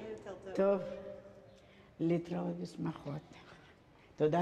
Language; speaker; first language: Hebrew; non-native, fluent; Spanish